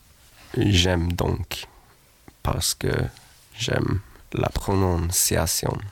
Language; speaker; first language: French; non-native, learner; Swedish